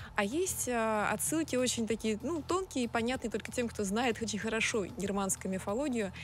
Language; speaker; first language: Russian; native; Russian